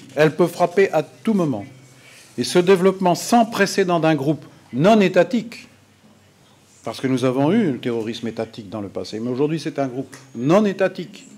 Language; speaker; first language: French; native; French